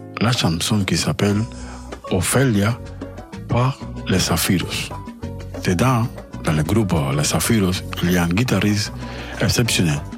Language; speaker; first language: French; non-native, learner; Spanish